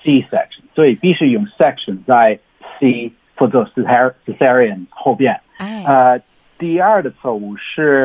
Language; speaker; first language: Chinese; non-native, learner; English